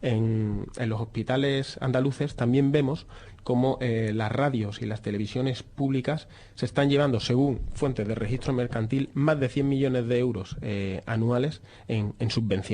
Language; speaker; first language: Spanish; native; Spanish